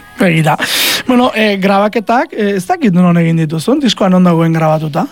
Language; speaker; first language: Basque; native; Basque